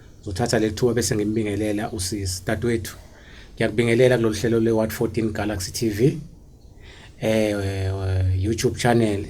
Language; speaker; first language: Zulu; native; Zulu